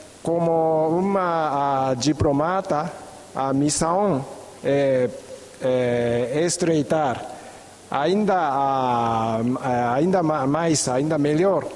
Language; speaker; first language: Portuguese; non-native, fluent; Japanese